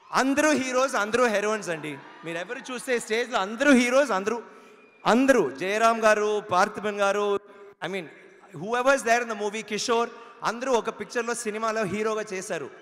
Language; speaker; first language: Telugu; non-native, learner; Tamil